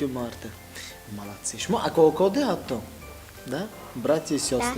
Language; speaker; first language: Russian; non-native, local second language; Tajik